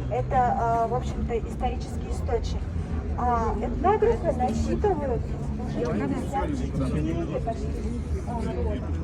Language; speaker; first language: Russian; native; Russian